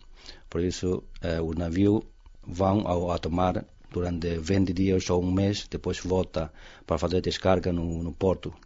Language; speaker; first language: Portuguese; non-native, fluent; Chinese